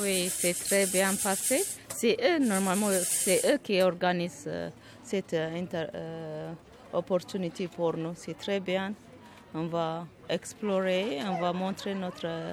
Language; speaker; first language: French; non-native, learner; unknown